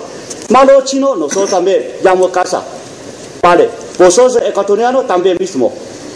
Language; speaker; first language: Spanish; non-native, learner; Chinese